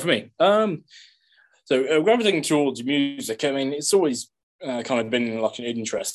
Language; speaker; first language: English; native; English